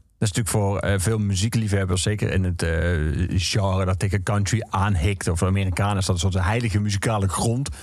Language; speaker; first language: Dutch; native; Dutch